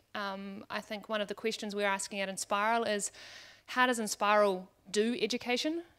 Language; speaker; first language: English; native; English